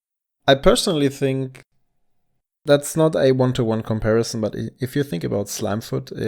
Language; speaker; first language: English; non-native, fluent; German